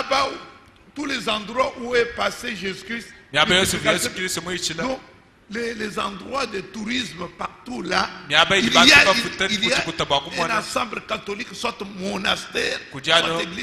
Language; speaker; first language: French; non-native, local second language; Luba-Lulua